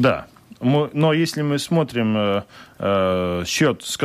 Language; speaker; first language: Russian; non-native, local second language; Latvian